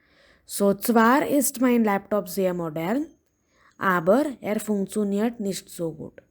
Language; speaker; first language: German; non-native, fluent; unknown